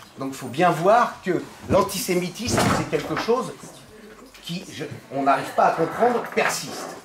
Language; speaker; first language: French; native; French